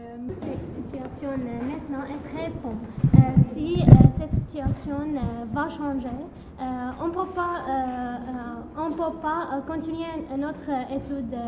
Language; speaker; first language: French; non-native, learner; Arabic